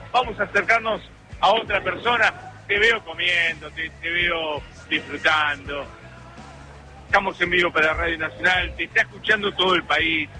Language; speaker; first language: Spanish; native; Spanish